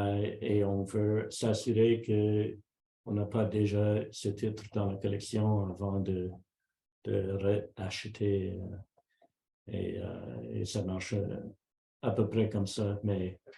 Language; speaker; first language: French; non-native, local second language; English